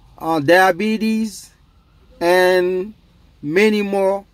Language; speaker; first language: English; non-native, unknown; Dyula